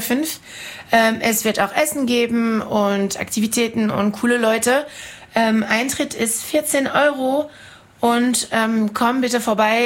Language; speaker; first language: German; non-native, fluent; French